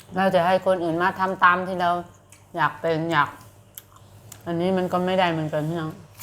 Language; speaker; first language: Thai; native; Thai